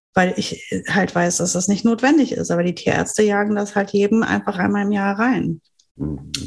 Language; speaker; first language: German; non-native, fluent; French